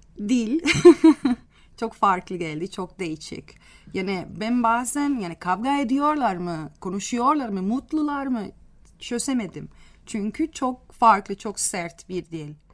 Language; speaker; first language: Turkish; non-native, fluent; Spanish